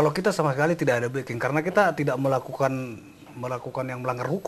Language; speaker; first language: Indonesian; native; Indonesian